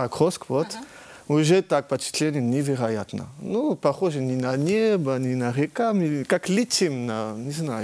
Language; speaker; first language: Russian; early bilingual, heritage; French